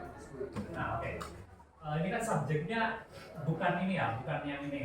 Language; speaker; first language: Indonesian; native; Indonesian